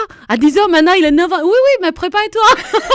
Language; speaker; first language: French; non-native, fluent; Chinese